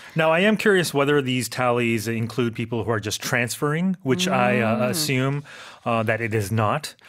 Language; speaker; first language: English; native; English